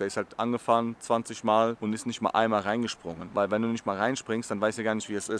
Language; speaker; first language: German; native; German